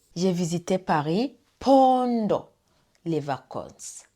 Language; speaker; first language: French; non-native, fluent; English